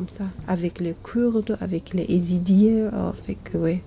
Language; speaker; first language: French; non-native, learner; Kurdish